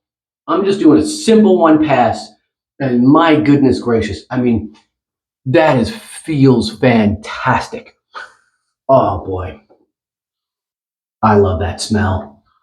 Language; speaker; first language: English; native; English